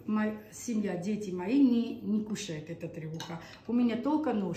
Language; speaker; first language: Russian; non-native, local second language; Armenian